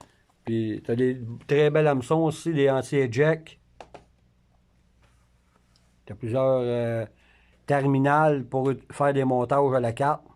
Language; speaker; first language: French; native; French